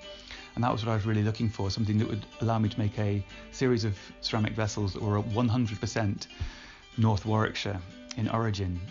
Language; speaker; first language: English; native; English